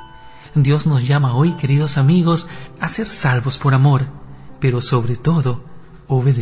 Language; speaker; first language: Spanish; native; Spanish